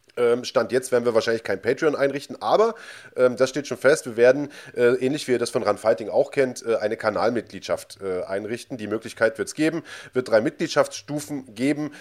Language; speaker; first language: German; native; German